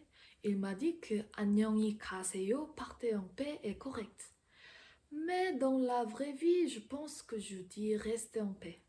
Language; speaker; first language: French; non-native, fluent; Korean